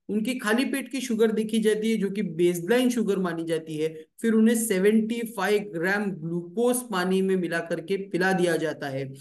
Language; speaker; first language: Hindi; native; Hindi